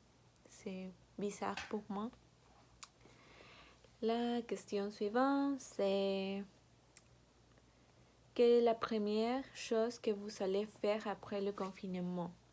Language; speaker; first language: French; non-native, learner; Spanish